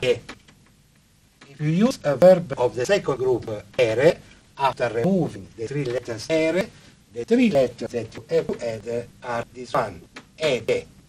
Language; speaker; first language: English; non-native, fluent; Italian